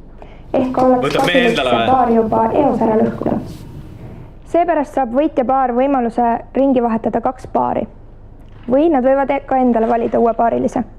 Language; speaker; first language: Estonian; native; Estonian